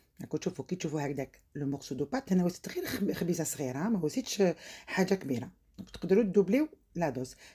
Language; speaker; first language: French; non-native, local second language; Arabic